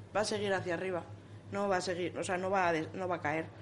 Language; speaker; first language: Spanish; native; Spanish